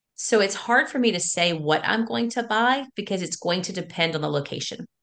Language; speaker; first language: English; native; English